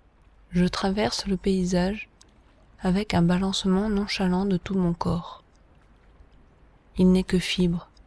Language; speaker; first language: French; native; French